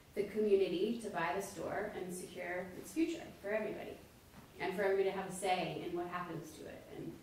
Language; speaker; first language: English; native; English